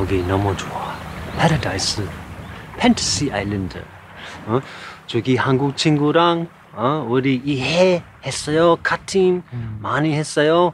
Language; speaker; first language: Korean; non-native, learner; English